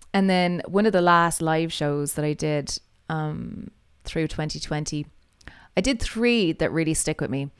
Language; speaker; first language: English; native; English